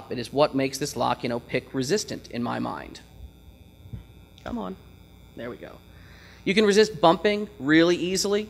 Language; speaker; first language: English; native; English